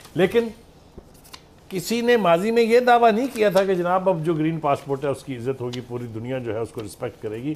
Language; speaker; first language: Urdu; native; Urdu